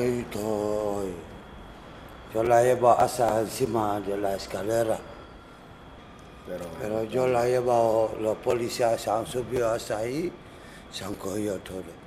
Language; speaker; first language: Spanish; non-native, learner; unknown